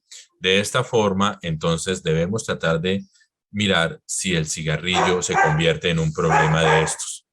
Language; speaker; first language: Spanish; native; Spanish